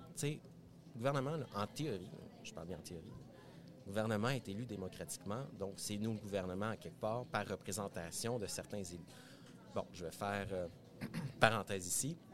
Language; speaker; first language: French; native; French